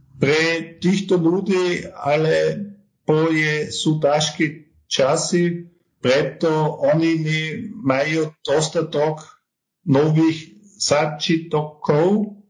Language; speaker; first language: Slovak; non-native, learner; German